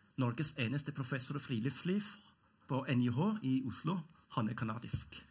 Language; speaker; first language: Norwegian; non-native, fluent; German